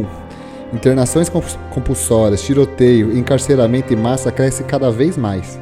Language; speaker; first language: Portuguese; native; Portuguese